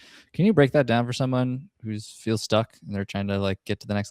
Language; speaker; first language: English; native; English